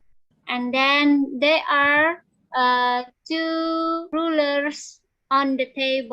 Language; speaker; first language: English; non-native, learner; Indonesian